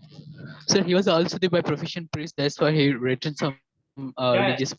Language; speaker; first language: English; non-native, learner; Urdu